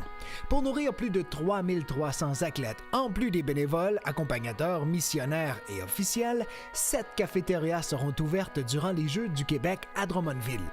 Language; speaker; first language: French; native; French